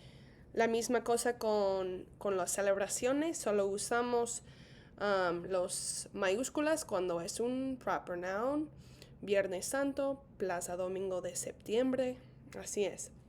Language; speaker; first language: Spanish; non-native, fluent; English